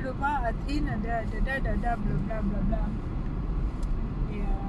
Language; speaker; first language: Danish; non-native, learner; Filipino